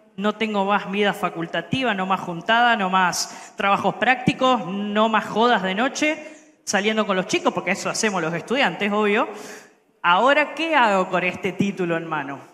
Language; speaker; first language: Spanish; native; Spanish